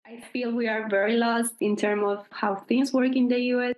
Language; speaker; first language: English; non-native, fluent; Spanish